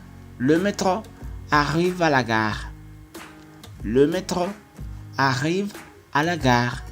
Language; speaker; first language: French; non-native, fluent; Spanish